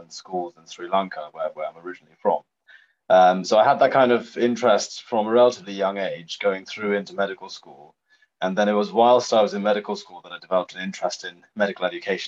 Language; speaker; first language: English; native; English